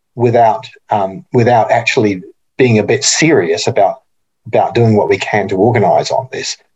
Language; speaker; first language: English; native; English